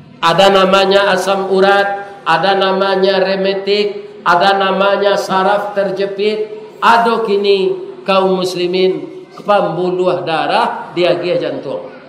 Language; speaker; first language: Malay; non-native, local second language; Minangkabau